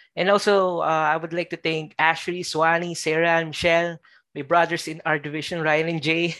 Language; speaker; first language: English; non-native, local second language; Filipino